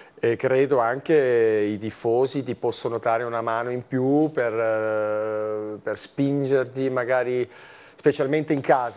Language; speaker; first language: Italian; non-native, fluent; German